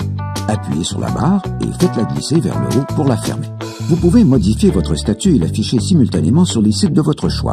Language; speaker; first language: French; native; French